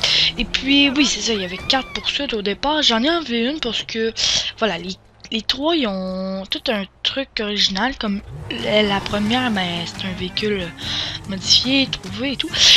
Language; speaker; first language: French; native; French